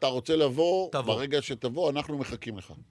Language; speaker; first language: Hebrew; native; Hebrew